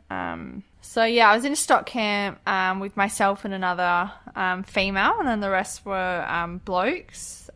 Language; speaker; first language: English; native; English